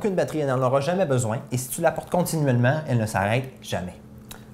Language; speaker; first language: French; native; French